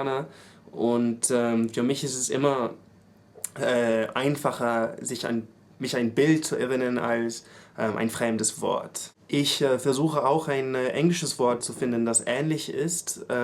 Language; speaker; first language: German; non-native, fluent; English